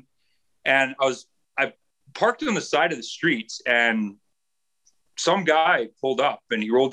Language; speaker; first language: English; native; English